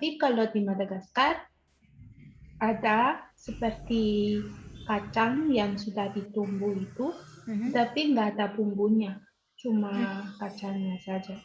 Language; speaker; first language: Indonesian; non-native, fluent; Malagasy